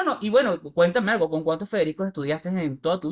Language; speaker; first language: Spanish; native; Spanish